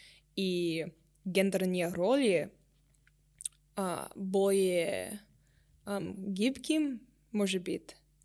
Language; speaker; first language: Russian; non-native, learner; English